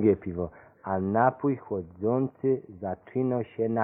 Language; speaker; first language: Polish; native; Polish